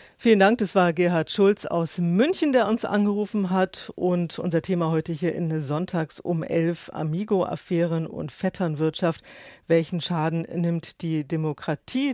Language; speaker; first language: German; native; German